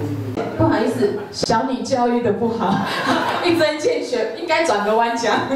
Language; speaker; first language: Chinese; native; Chinese